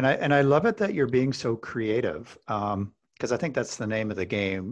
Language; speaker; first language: English; native; English